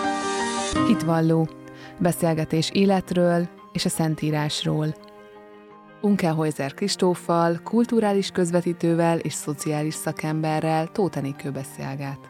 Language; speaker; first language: Hungarian; native; Hungarian